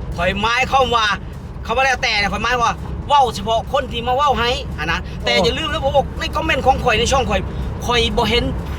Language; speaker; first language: Thai; native; Thai